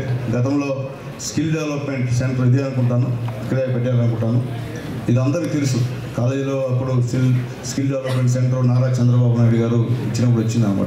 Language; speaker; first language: Telugu; native; Telugu